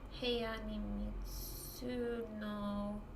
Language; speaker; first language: Japanese; non-native, learner; English